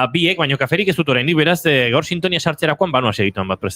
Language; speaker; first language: Basque; native; Basque